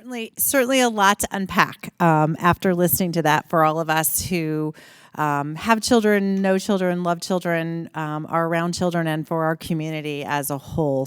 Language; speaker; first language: English; native; English